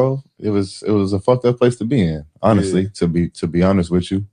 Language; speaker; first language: English; native; English